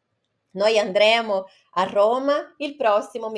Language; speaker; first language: Italian; non-native, fluent; Portuguese